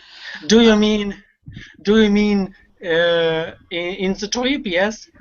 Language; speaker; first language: English; non-native, learner; Russian